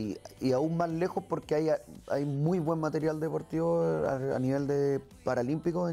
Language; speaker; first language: Spanish; native; Spanish